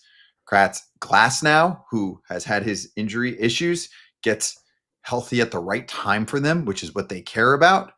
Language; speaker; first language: English; native; English